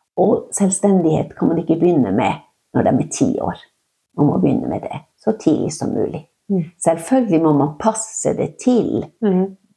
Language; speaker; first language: Norwegian; non-native, local second language; Northern Sami